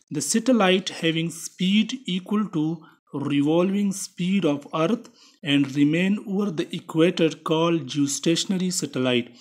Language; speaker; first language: English; non-native, local second language; Urdu